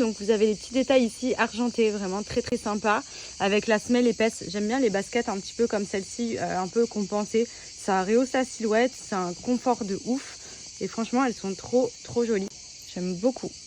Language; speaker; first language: French; native; French